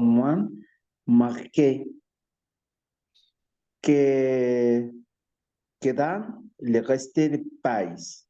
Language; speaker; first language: French; non-native, learner; Spanish